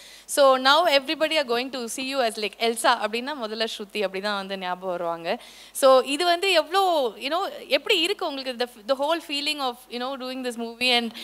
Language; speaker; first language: Tamil; native; Tamil